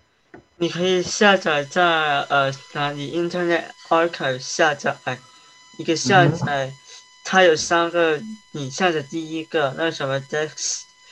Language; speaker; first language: Chinese; early bilingual, heritage; Chinese